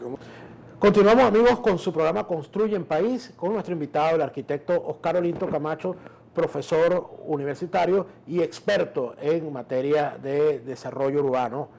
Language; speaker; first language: Spanish; native; Spanish